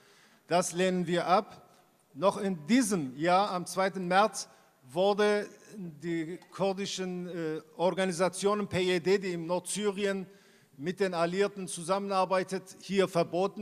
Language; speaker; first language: German; non-native, fluent; Kurdish